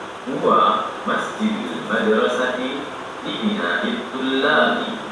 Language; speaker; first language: Arabic; non-native, learner; Indonesian